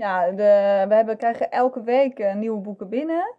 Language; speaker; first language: Dutch; native; Dutch